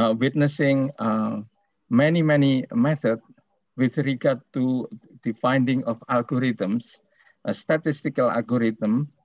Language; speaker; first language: English; non-native, fluent; Indonesian